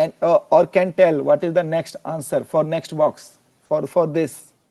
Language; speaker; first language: English; non-native, learner; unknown